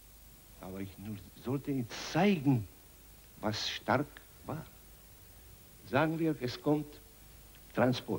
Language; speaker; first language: German; non-native, learner; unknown